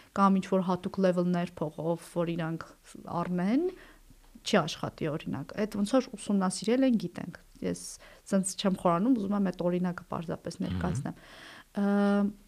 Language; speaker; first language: Armenian; native; Armenian